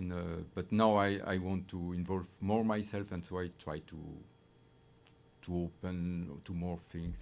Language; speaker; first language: English; non-native, learner; French